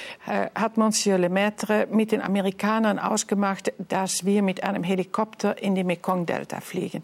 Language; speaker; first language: German; non-native, fluent; Dutch